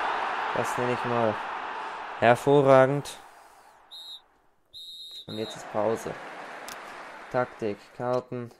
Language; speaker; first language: German; native; German